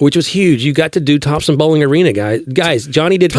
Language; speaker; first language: English; native; English